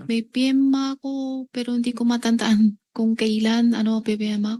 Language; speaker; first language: Filipino; non-native, learner; Chinese